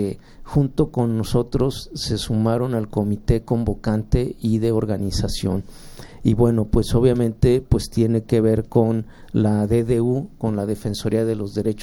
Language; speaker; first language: Spanish; native; Spanish